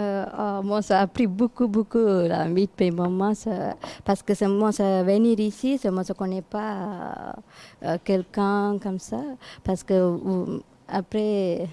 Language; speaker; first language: French; non-native, learner; Tamil